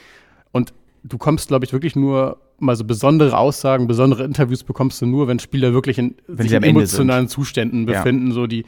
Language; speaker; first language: German; native; German